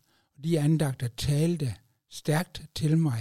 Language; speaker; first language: Danish; native; Danish